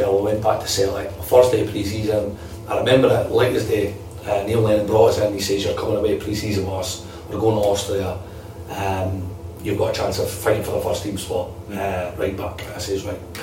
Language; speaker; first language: English; native; English